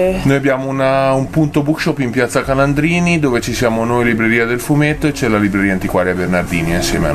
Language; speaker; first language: Italian; native; Italian